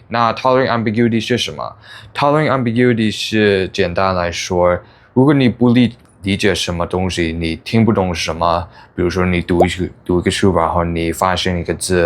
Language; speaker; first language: Chinese; non-native, fluent; English